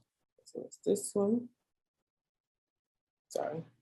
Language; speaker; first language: English; native; English